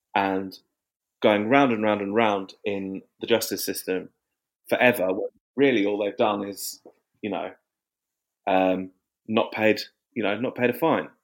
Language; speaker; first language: English; native; English